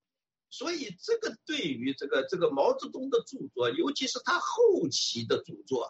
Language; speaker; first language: Chinese; native; Chinese